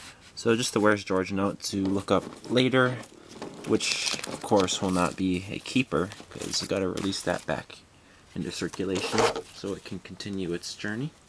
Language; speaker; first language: English; native; English